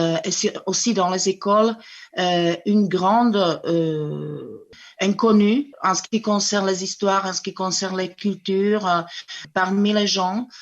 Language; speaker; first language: French; non-native, fluent; Czech